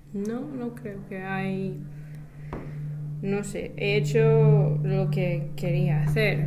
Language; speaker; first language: Spanish; non-native, fluent; English